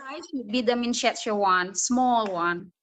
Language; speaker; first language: English; non-native, fluent; Indonesian